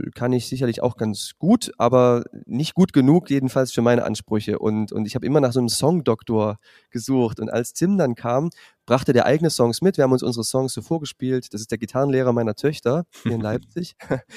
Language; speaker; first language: German; native; German